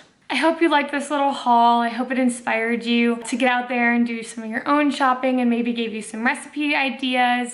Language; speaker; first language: English; native; English